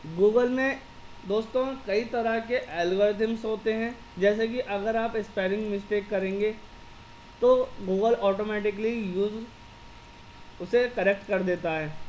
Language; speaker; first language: Hindi; native; Hindi